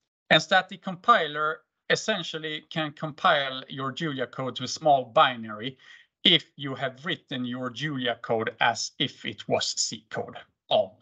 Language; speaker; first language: English; non-native, fluent; Swedish